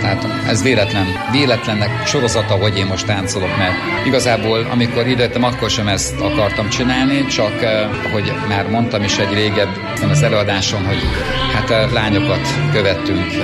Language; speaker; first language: Hungarian; native; Hungarian